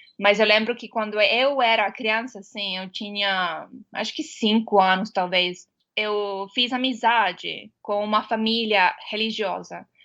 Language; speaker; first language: Portuguese; non-native, fluent; Estonian